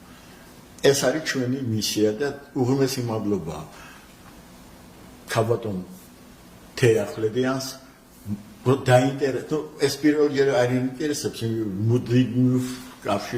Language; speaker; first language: Georgian; non-native, local second language; Azerbaijani